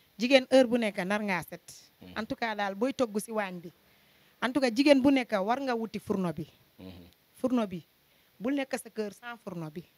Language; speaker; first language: Wolof; non-native, local second language; Jola-Fonyi